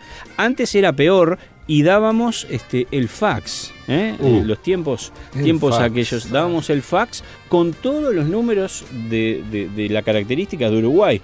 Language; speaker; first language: Spanish; native; Spanish